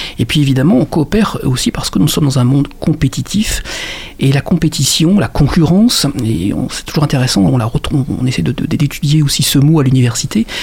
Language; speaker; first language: French; native; French